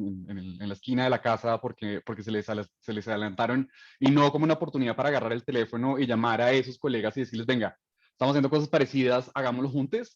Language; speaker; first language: Spanish; native; Spanish